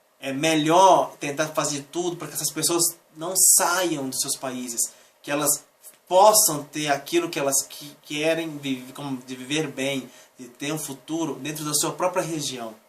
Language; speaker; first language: Portuguese; native; Portuguese